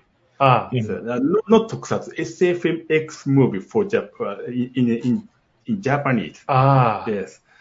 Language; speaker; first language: English; non-native, learner; Japanese